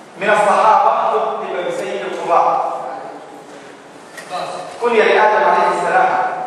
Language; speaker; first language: Arabic; native; Arabic